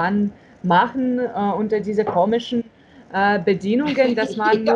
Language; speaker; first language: German; non-native, fluent; Russian